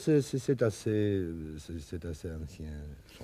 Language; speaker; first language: French; non-native, learner; Russian